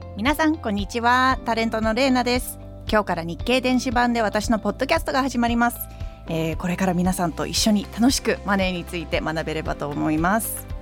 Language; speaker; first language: Japanese; early bilingual, heritage; Japanese